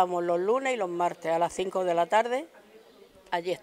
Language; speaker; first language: Spanish; native; Spanish